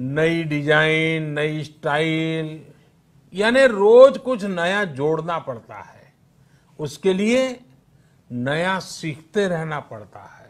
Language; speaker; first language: Hindi; non-native, local second language; Gujarati